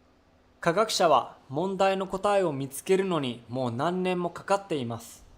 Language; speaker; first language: Japanese; non-native, learner; English